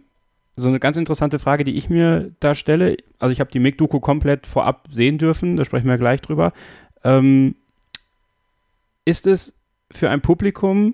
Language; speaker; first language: German; native; German